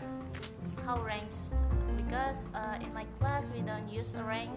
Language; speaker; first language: English; non-native, fluent; Indonesian